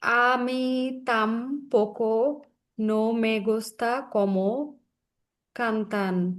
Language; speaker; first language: Spanish; non-native, learner; Bangla